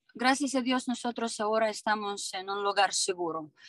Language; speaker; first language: Spanish; non-native, learner; Ukrainian